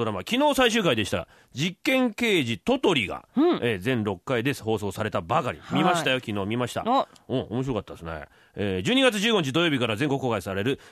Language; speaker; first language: Japanese; native; Japanese